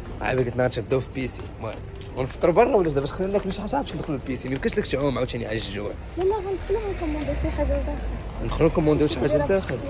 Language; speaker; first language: Arabic; native; Arabic